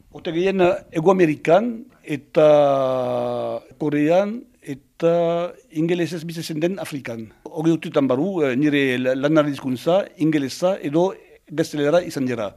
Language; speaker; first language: Basque; non-native, local second language; French